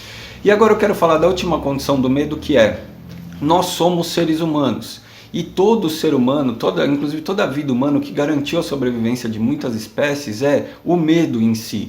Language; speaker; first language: Portuguese; native; Portuguese